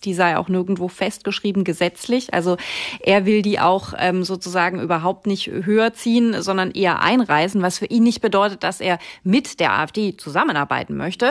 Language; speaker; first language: German; native; German